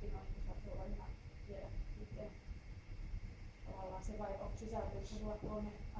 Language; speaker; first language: Finnish; native; Finnish